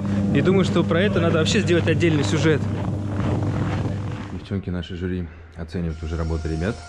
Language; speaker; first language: Russian; native; Russian